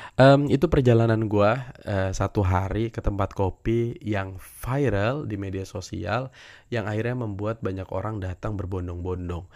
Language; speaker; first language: Indonesian; native; Indonesian